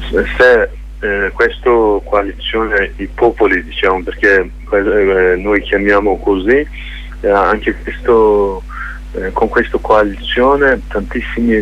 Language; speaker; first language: Italian; non-native, learner; Kurdish